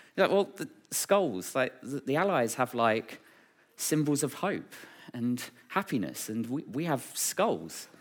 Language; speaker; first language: English; native; English